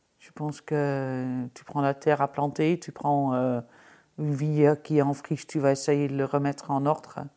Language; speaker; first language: French; non-native, fluent; Dutch